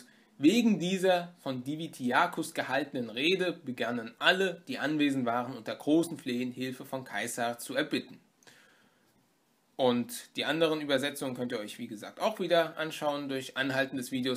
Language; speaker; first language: German; native; German